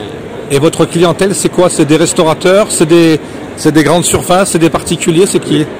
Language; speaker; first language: French; native; French